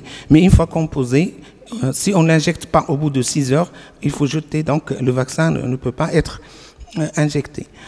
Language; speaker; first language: French; non-native, local second language; Arabic